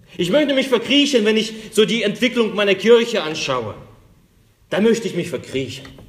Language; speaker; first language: German; non-native, fluent; Russian